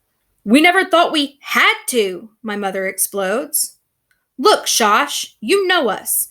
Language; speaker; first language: English; native; English